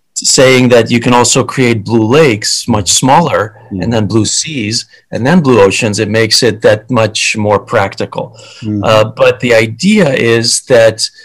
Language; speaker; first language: English; early bilingual, other home language; Hungarian